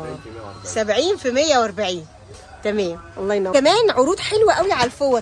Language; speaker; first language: Arabic; native; Arabic